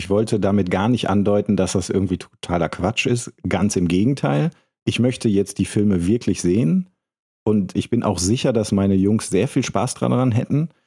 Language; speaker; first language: German; native; German